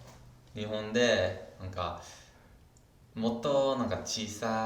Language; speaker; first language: Japanese; non-native, learner; English